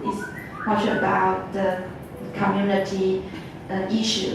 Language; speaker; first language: English; non-native, fluent; Chinese